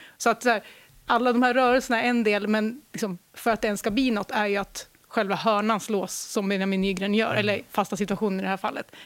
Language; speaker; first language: Swedish; native; Swedish